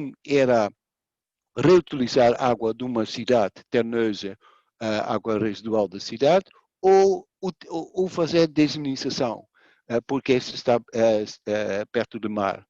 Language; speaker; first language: Portuguese; non-native, fluent; Dutch